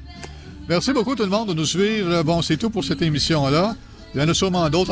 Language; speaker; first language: French; native; French